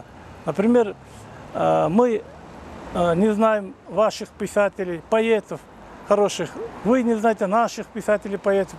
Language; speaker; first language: Russian; non-native, local second language; Kazakh